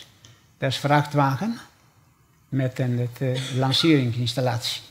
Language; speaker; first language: Dutch; non-native, fluent; Polish